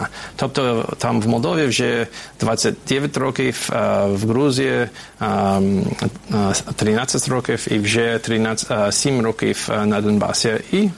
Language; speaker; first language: Ukrainian; non-native, fluent; English